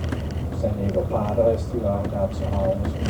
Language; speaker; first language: German; non-native, fluent; English